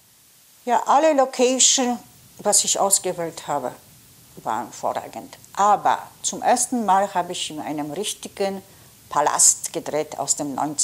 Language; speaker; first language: German; non-native, fluent; Polish